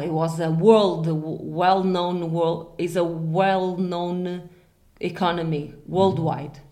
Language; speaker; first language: English; non-native, fluent; Portuguese